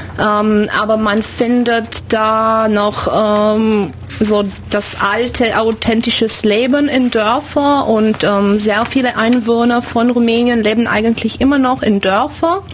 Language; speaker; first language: German; non-native, fluent; Romanian